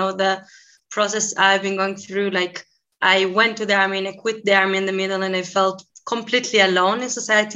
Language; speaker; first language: English; non-native, fluent; Hebrew